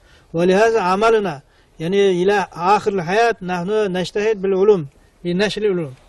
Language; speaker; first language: Arabic; non-native, fluent; Kyrgyz